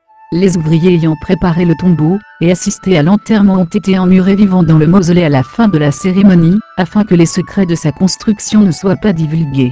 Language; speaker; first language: French; native; French